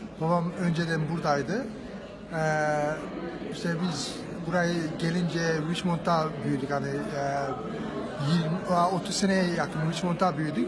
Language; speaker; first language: Turkish; early bilingual, heritage; Turkish